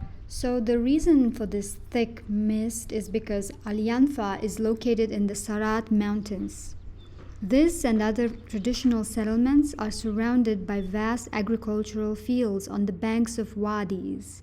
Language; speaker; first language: English; non-native, fluent; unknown